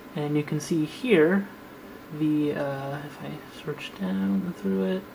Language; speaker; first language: English; native; English